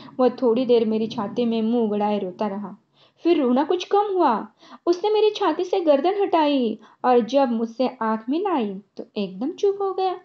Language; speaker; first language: Hindi; non-native, local second language; Marathi